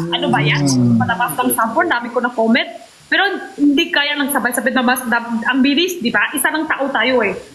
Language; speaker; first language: Filipino; non-native, learner; Korean